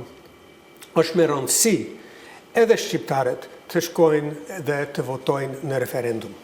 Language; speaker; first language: Albanian; non-native, fluent; English